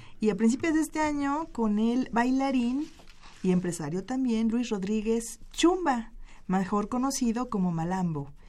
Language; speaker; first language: Spanish; native; Spanish